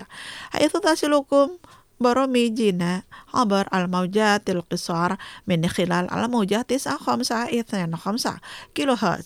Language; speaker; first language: Arabic; non-native, fluent; Indonesian